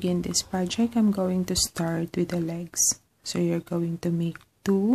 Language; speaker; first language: English; non-native, fluent; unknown